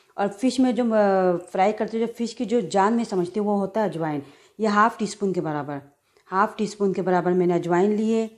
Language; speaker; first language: Urdu; native; Urdu